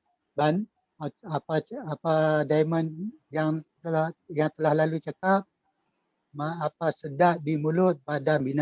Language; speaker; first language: Malay; native; Malay